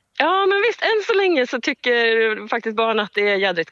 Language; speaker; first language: Swedish; native; Swedish